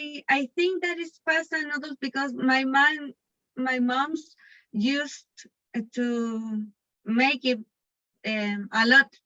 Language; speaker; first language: English; non-native, learner; Spanish